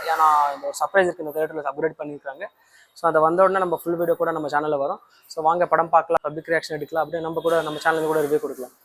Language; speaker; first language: Tamil; non-native, local second language; Telugu